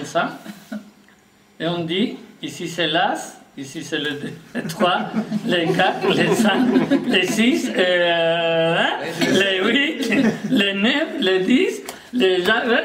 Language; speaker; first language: French; non-native, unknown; Spanish